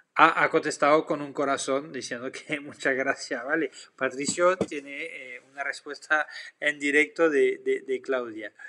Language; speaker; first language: Spanish; non-native, fluent; French